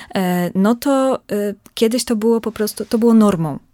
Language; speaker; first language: Polish; native; Polish